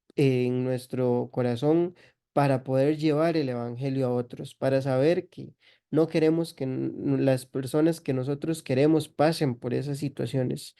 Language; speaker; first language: Spanish; native; Spanish